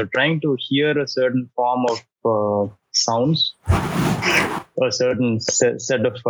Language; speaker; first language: English; non-native, local second language; Tamil